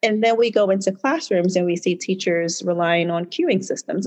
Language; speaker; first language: English; native; English